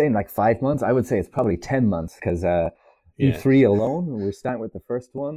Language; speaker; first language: English; native; English